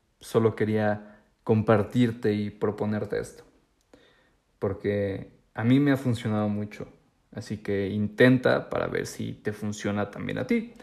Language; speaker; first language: Spanish; native; Spanish